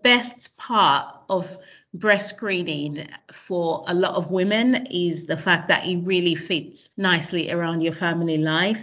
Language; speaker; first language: English; non-native, local second language; Yoruba